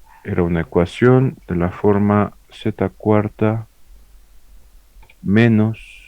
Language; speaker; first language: Spanish; native; Spanish